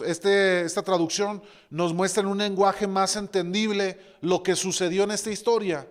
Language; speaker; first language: Spanish; native; Spanish